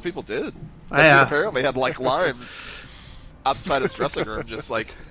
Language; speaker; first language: English; native; English